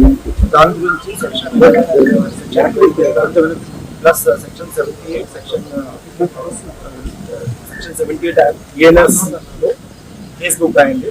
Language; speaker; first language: Telugu; non-native, fluent; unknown